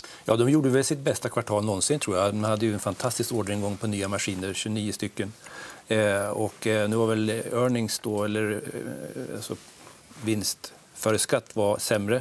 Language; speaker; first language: Swedish; native; Swedish